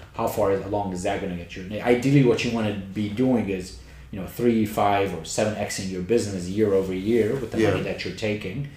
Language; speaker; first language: English; native; English